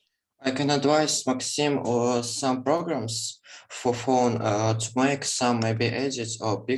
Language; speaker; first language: English; non-native, learner; Ukrainian